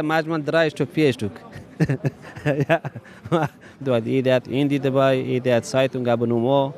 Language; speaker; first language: German; non-native, learner; Persian